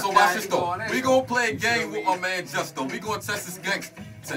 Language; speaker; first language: English; native; English